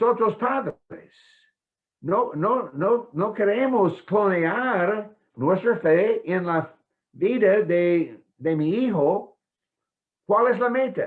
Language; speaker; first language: Spanish; non-native, fluent; English